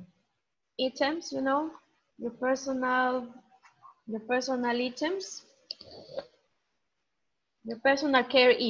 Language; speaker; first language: English; non-native, fluent; Spanish